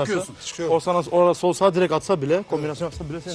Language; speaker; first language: Turkish; native; Turkish